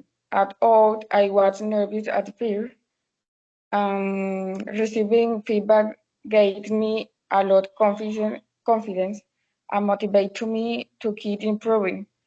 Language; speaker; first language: English; non-native, learner; Spanish